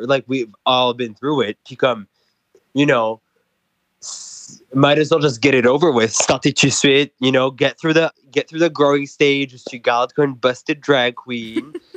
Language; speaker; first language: English; non-native, local second language; French